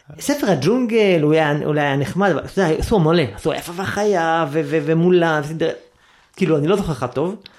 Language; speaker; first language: Hebrew; native; Hebrew